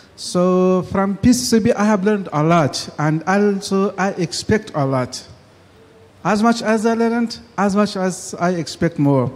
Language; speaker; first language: English; non-native, fluent; Persian